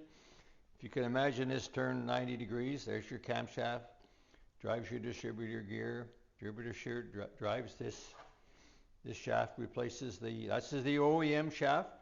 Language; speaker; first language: English; native; English